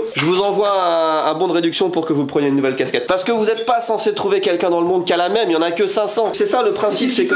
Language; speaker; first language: French; native; French